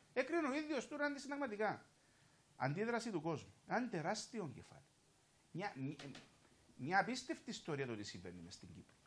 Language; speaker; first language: Greek; native; Greek